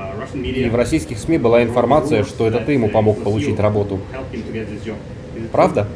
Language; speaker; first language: Russian; native; Russian